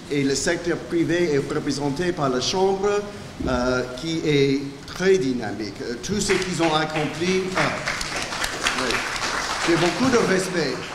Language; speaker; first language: French; non-native, fluent; English